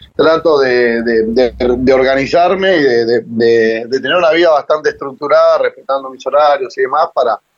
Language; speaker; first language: Spanish; native; Spanish